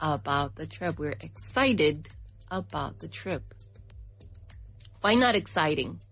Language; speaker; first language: English; non-native, fluent; Spanish